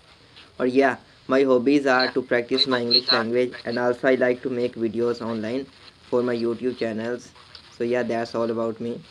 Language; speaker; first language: English; non-native, learner; Urdu